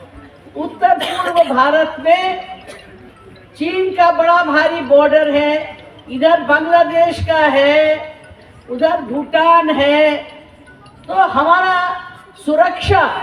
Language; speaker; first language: Hindi; non-native, local second language; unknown